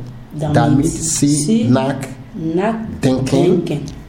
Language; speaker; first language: German; non-native, learner; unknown